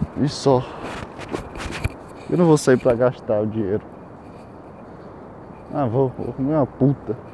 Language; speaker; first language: Portuguese; native; Portuguese